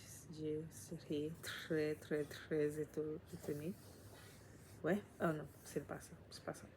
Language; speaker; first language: French; non-native, learner; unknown